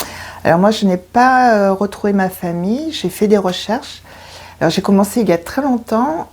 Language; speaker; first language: French; early bilingual, other home language; Korean